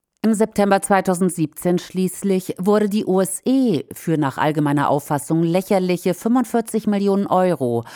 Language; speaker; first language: German; native; German